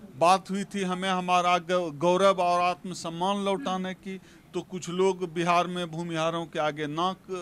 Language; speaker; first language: Hindi; native; Hindi